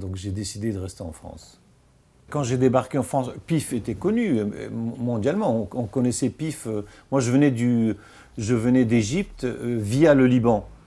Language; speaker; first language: French; non-native, local second language; Arabic